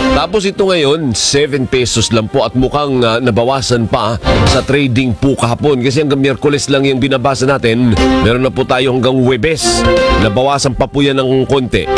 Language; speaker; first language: Filipino; non-native, local second language; Hiligaynon